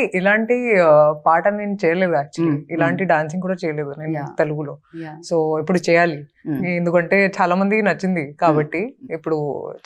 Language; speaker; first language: Telugu; non-native, local second language; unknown